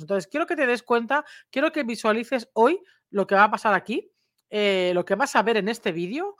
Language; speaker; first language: Spanish; native; Spanish